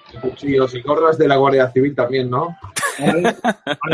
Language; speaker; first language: Spanish; native; Spanish